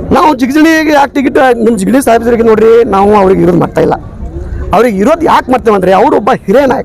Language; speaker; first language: Kannada; non-native, local second language; Lambadi